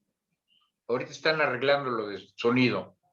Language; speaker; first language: Spanish; native; Spanish